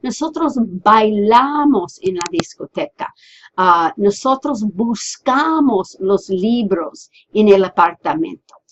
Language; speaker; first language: Spanish; non-native, fluent; English